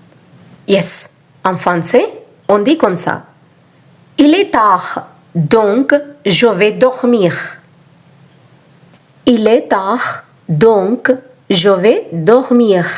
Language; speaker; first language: French; non-native, fluent; Telugu